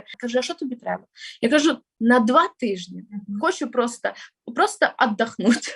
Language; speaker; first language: Ukrainian; non-native, local second language; Russian